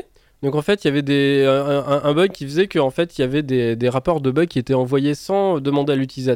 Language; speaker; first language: French; native; French